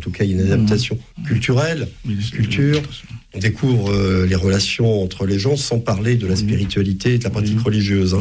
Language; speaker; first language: French; native; French